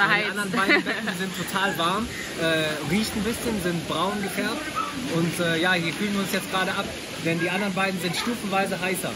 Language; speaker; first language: German; native; German